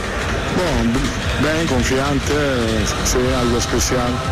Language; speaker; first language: Portuguese; non-native, learner; Italian